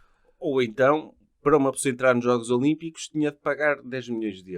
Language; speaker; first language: Portuguese; native; Portuguese